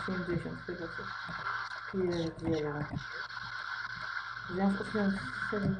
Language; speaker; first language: Polish; native; Polish